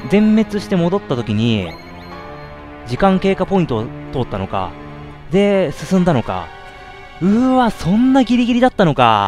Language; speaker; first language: Japanese; native; Japanese